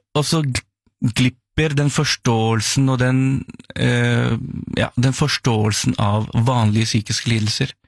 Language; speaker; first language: Norwegian; early bilingual, other home language; Urdu